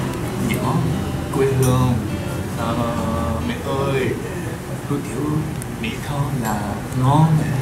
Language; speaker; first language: Vietnamese; non-native, learner; Japanese